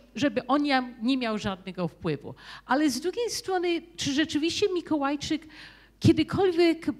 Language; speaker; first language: Polish; early bilingual, heritage; Polish